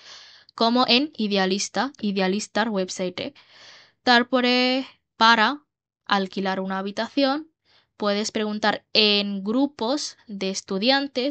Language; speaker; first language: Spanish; non-native, learner; Bangla